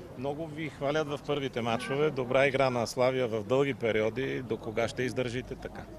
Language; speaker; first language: Bulgarian; native; Bulgarian